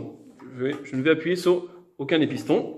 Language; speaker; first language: French; native; French